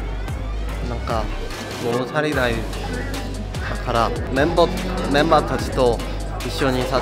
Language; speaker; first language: Japanese; non-native, fluent; Korean